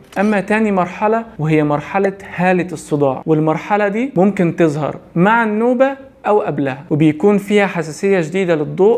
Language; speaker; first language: Arabic; native; Arabic